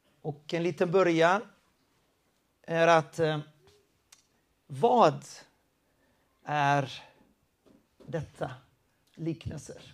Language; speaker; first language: Swedish; non-native, fluent; Spanish